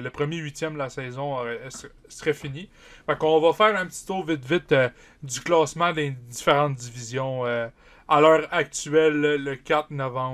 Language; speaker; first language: French; native; French